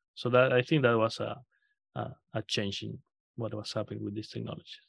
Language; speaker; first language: English; non-native, fluent; Spanish